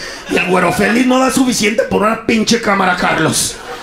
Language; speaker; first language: Spanish; early bilingual, heritage; Spanish